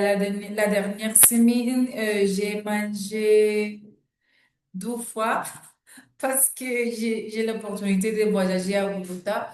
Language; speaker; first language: French; non-native, learner; Spanish